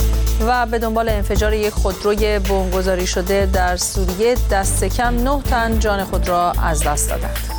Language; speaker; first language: Persian; native; Persian